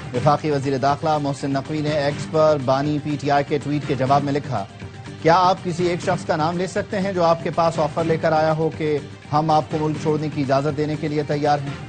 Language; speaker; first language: Urdu; native; Urdu